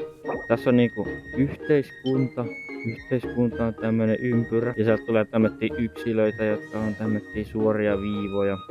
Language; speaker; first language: Finnish; native; Finnish